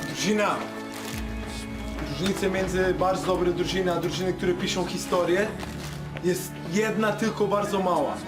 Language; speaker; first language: Polish; non-native, fluent; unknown